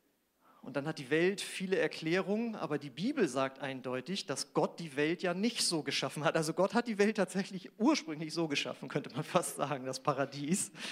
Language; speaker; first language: German; native; German